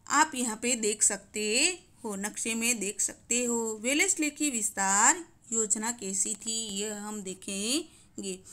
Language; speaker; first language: Hindi; non-native, local second language; Gujarati